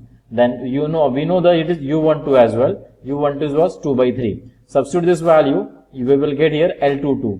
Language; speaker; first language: English; non-native, local second language; Hindi